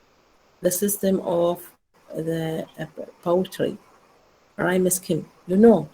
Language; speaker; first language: English; non-native, learner; Arabic